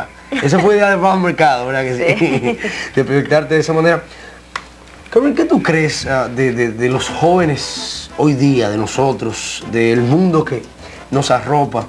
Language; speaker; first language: Spanish; native; Spanish